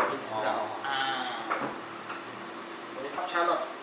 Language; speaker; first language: English; non-native, learner; Thai